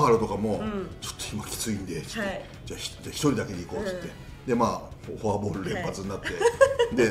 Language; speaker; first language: Japanese; native; Japanese